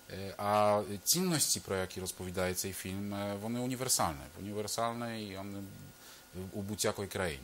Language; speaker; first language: Ukrainian; non-native, fluent; Polish